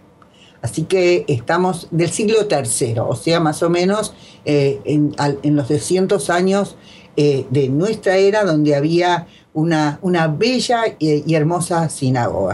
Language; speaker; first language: Spanish; native; Spanish